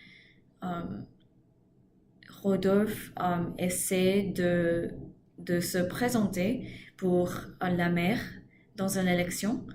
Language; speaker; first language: French; non-native, learner; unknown